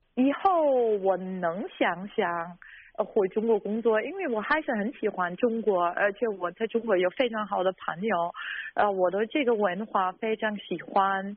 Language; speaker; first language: Chinese; non-native, fluent; German